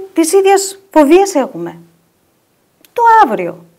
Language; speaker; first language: Greek; non-native, fluent; Albanian